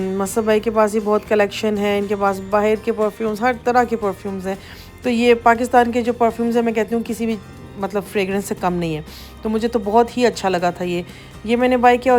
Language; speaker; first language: Urdu; native; Urdu